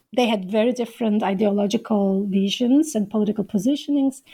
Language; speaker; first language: English; non-native, fluent; Turkish